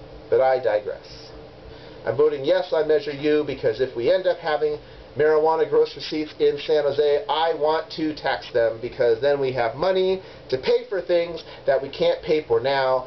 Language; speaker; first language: English; native; English